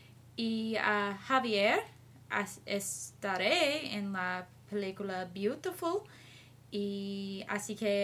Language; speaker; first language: Spanish; non-native, learner; English